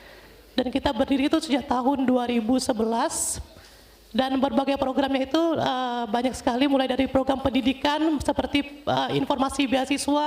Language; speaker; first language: Indonesian; native; Indonesian